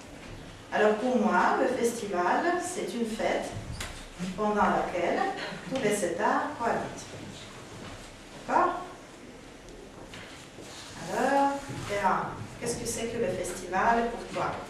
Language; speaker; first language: French; non-native, fluent; Russian